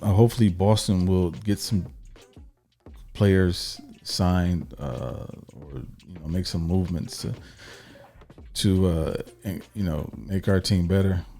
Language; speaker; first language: English; native; English